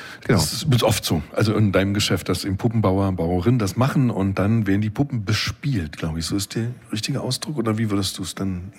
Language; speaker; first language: German; native; German